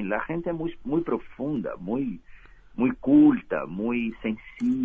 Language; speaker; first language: Spanish; non-native, fluent; Portuguese